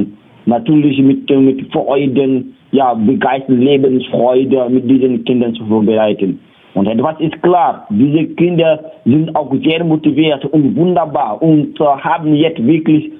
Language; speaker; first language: German; non-native, learner; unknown